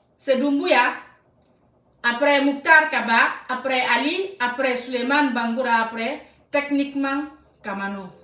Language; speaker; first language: French; non-native, local second language; Susu